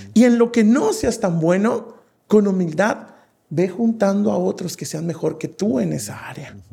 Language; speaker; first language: Spanish; native; Spanish